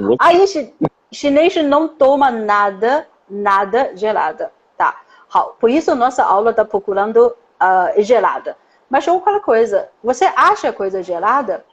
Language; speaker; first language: Portuguese; non-native, learner; Chinese